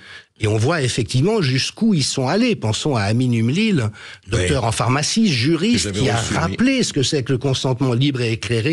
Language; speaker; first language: French; native; French